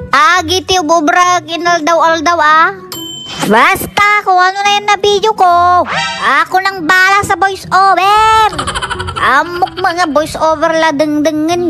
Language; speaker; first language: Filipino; non-native, local second language; Iloko